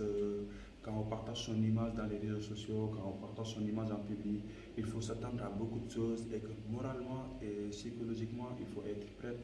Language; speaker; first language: French; non-native, local second language; Wolof